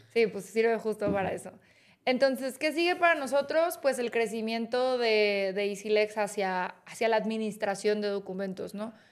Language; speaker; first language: Spanish; native; Spanish